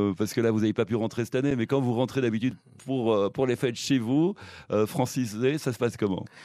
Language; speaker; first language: French; native; French